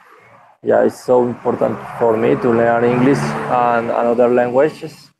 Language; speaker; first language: English; non-native, learner; Spanish